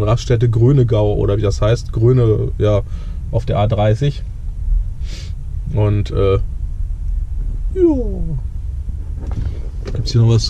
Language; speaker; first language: German; native; German